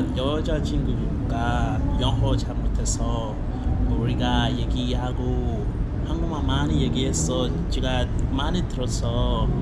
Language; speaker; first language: Korean; non-native, learner; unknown